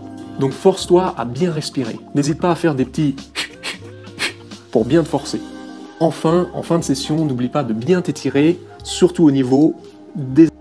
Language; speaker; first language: French; native; French